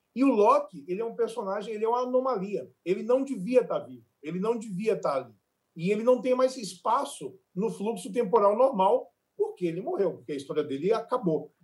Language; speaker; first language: Portuguese; native; Portuguese